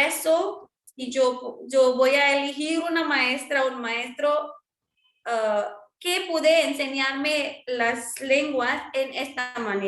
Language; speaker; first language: Spanish; non-native, fluent; Marwari